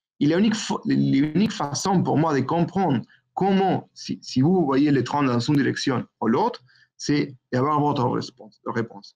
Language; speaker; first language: French; non-native, fluent; Spanish